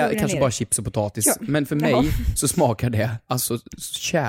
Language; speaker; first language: Swedish; native; Swedish